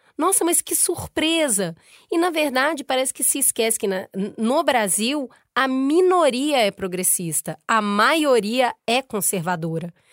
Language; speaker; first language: Portuguese; native; Portuguese